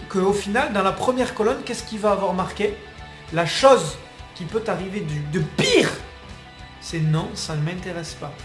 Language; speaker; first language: French; native; French